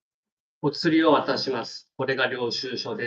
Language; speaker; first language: Japanese; native; Japanese